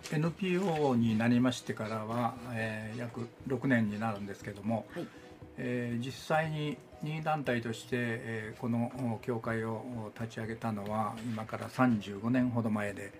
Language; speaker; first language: Japanese; native; Japanese